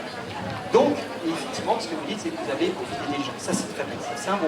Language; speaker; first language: French; native; French